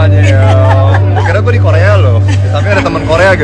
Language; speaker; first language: Indonesian; native; Indonesian